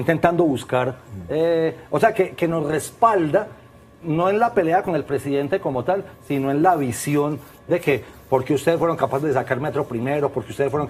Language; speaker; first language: Spanish; native; Spanish